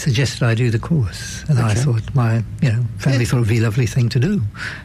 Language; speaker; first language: English; native; English